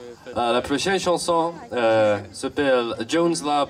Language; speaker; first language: French; non-native, learner; English